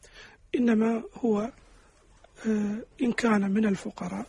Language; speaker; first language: Arabic; native; Arabic